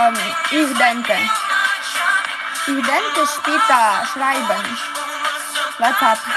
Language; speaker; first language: German; non-native, learner; Russian